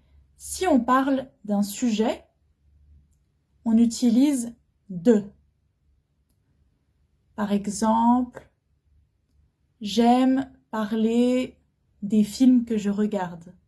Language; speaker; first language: French; non-native, fluent; Arabic